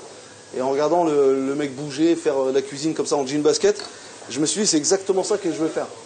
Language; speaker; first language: French; native; French